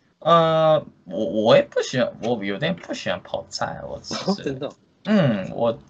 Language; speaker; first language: Chinese; non-native, fluent; Korean